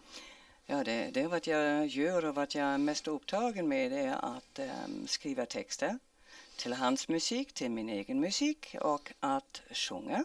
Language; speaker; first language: Swedish; non-native, fluent; German